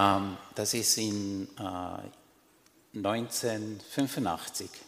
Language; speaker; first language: German; non-native, fluent; Spanish